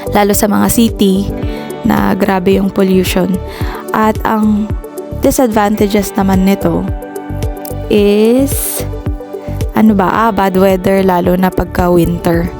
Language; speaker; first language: Filipino; native; Filipino